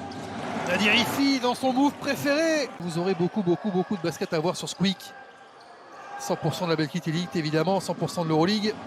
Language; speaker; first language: French; native; French